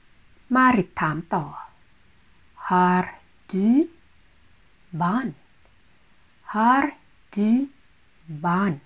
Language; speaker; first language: Norwegian; non-native, fluent; Thai